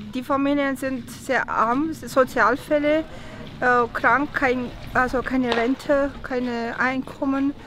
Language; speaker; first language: German; non-native, fluent; Romanian